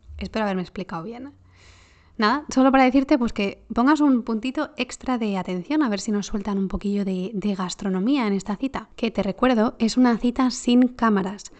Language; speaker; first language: Spanish; native; Spanish